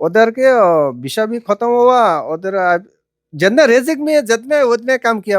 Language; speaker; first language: Hindi; non-native, learner; Bangla